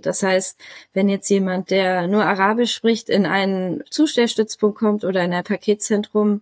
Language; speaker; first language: German; native; German